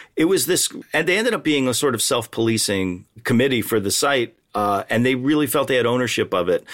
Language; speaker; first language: English; native; English